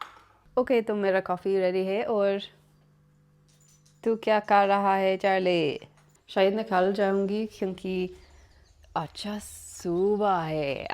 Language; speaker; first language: Hindi; non-native, learner; English